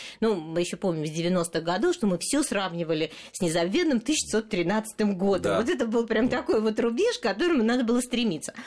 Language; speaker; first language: Russian; native; Russian